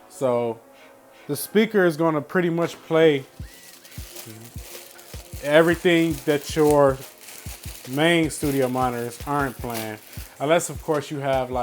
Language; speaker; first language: English; native; English